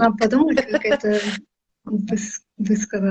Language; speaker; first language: Russian; non-native, fluent; English